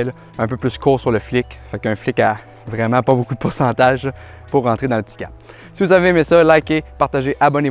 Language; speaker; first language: French; native; French